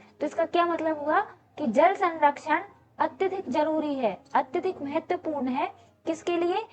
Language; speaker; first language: Hindi; native; Hindi